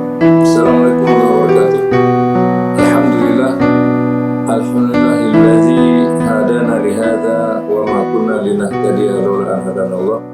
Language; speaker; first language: Arabic; non-native, fluent; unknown